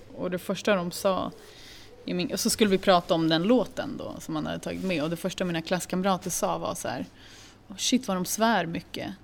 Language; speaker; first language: Swedish; early bilingual, other home language; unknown